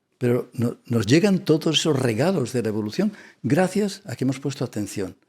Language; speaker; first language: Spanish; non-native, local second language; Catalan